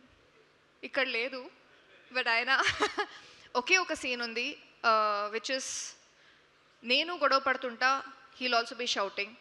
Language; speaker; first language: Telugu; non-native, local second language; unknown